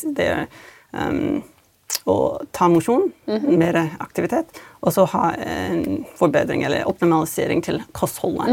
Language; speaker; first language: Norwegian; non-native, fluent; English